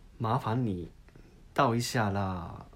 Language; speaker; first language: Chinese; non-native, learner; Japanese